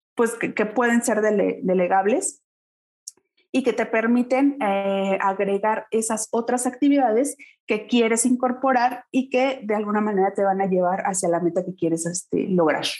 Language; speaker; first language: Spanish; native; Spanish